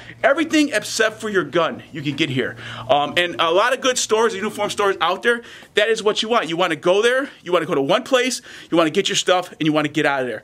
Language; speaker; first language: English; native; English